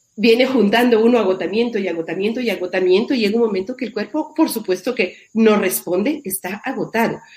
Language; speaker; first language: Spanish; native; Spanish